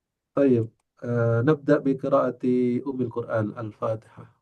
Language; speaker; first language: Arabic; non-native, fluent; Indonesian